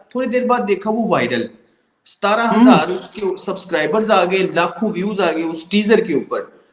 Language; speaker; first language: Urdu; non-native, local second language; Punjabi